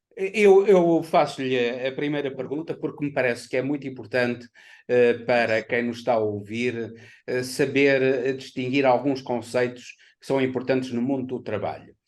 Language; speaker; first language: Portuguese; native; Portuguese